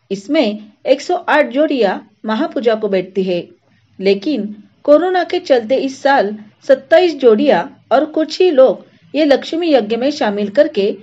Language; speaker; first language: Hindi; non-native, local second language; Marathi